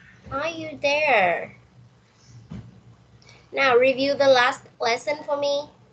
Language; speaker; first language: English; non-native, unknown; Vietnamese